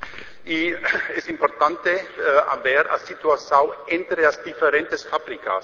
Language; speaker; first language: Portuguese; non-native, learner; German